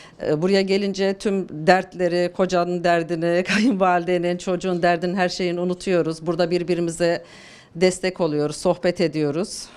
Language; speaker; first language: Turkish; native; Turkish